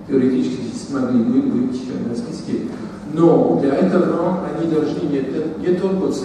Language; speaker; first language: Russian; non-native, fluent; French